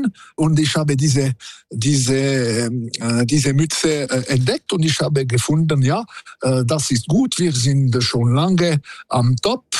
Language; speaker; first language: German; non-native, local second language; French